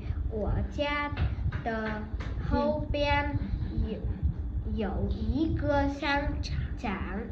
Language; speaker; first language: Chinese; non-native, learner; Vietnamese